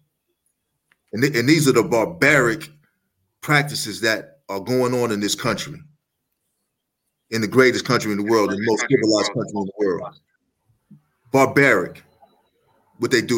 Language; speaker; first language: English; native; English